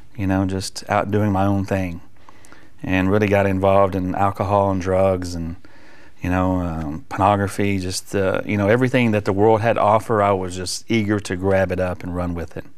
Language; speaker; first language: English; native; English